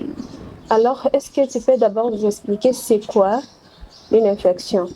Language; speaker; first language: French; non-native, local second language; Swahili